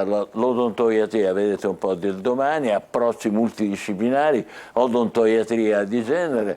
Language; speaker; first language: Italian; native; Italian